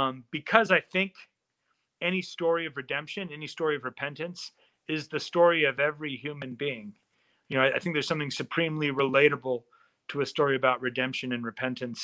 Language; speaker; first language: English; native; English